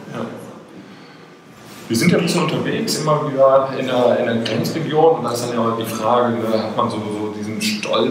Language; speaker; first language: German; native; German